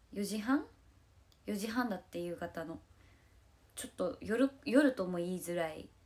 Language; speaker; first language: Japanese; native; Japanese